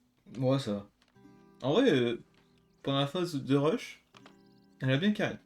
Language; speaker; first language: French; native; French